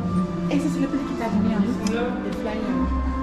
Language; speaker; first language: French; non-native, learner; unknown